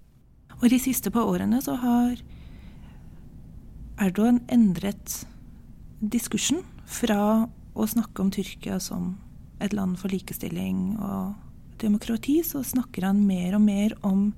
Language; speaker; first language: Norwegian; non-native, fluent; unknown